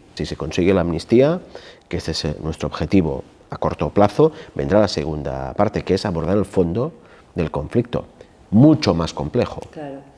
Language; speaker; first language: Spanish; non-native, local second language; Catalan